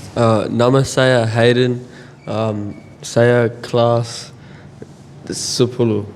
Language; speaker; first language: Indonesian; non-native, learner; English